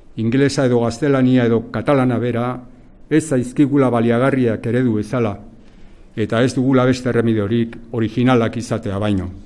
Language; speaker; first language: Basque; native; Basque